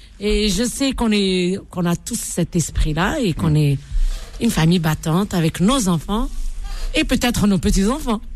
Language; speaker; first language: French; non-native, local second language; Arabic